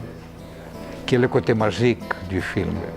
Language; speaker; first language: French; non-native, fluent; Greek